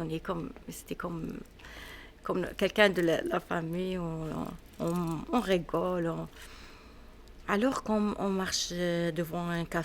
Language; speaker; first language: French; non-native, learner; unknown